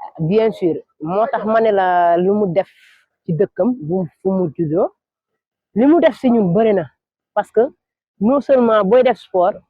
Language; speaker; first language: Wolof; non-native, local second language; Jola-Fonyi